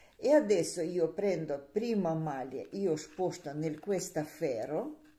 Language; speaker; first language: Italian; non-native, learner; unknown